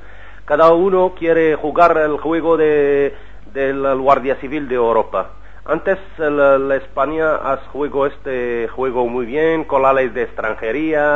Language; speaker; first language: Spanish; non-native, learner; Arabic